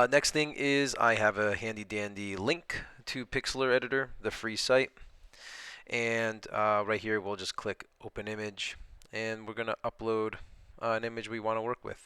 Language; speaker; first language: English; native; English